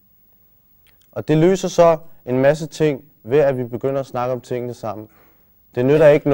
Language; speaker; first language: Danish; early bilingual, other home language; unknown